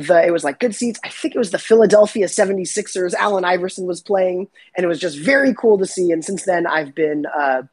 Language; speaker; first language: English; native; English